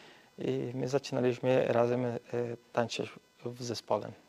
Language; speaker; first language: Polish; early bilingual, heritage; Portuguese